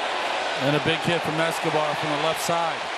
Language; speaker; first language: English; native; English